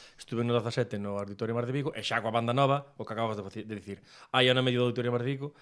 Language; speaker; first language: Galician; native; Galician